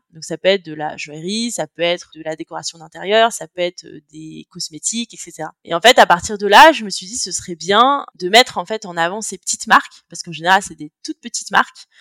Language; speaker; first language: French; native; French